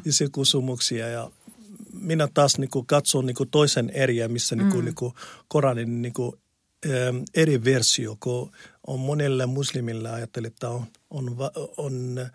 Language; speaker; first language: Finnish; non-native, learner; Arabic